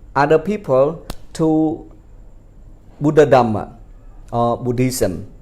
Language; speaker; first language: English; non-native, fluent; Khmer